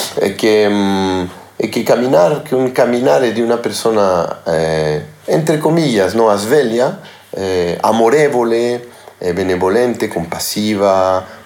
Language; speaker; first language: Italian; non-native, learner; Spanish